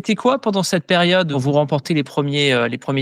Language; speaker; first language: French; native; French